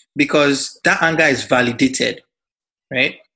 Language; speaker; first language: English; non-native, local second language; Yoruba